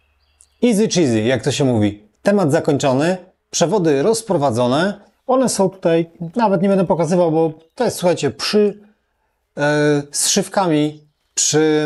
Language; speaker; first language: Polish; native; Polish